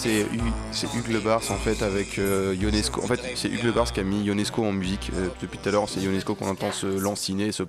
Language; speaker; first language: French; native; French